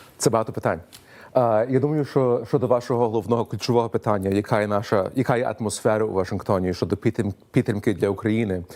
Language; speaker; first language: Ukrainian; early bilingual, heritage; Ukrainian